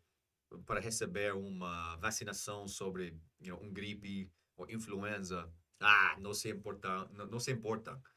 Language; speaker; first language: Portuguese; non-native, fluent; English